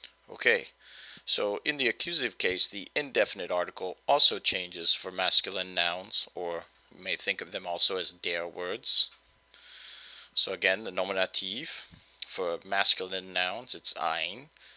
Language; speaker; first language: English; native; English